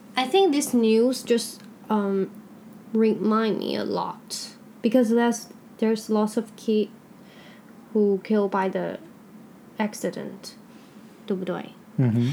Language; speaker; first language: English; non-native, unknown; Chinese